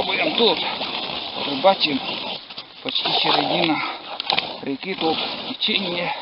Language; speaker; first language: Russian; native; Russian